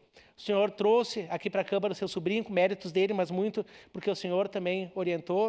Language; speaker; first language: Portuguese; native; Portuguese